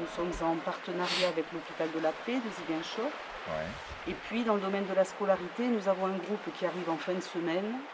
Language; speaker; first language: French; native; French